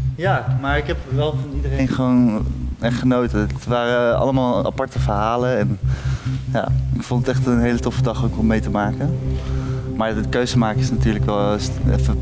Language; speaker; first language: Dutch; native; Dutch